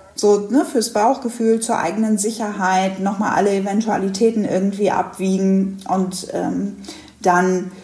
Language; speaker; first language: German; native; German